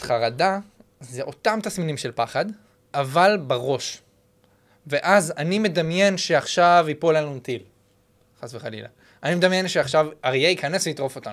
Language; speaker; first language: Hebrew; native; Hebrew